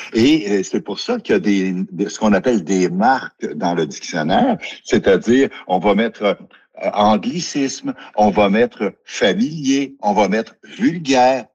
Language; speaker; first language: French; native; French